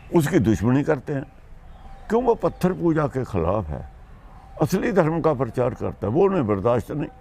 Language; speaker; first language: Hindi; non-native, local second language; Punjabi